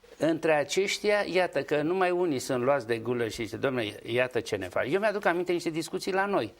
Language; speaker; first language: Romanian; native; Romanian